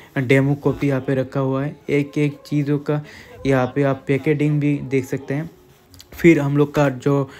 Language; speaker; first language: Hindi; non-native, local second language; Bangla